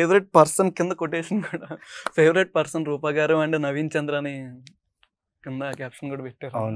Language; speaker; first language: Telugu; native; Telugu